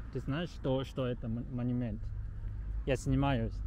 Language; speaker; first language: Russian; non-native, learner; English